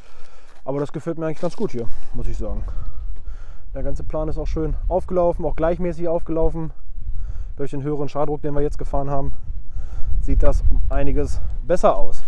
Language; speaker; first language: German; native; German